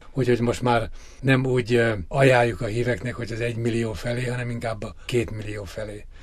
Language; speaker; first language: Hungarian; native; Hungarian